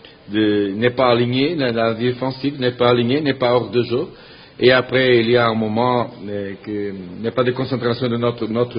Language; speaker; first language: French; non-native, learner; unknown